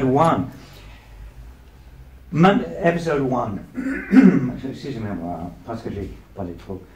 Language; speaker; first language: French; non-native, learner; English